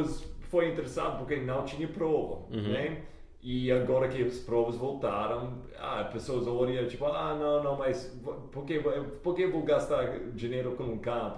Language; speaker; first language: Portuguese; non-native, fluent; English